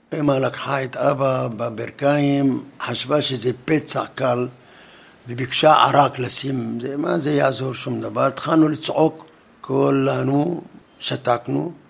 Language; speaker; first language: Hebrew; non-native, fluent; Arabic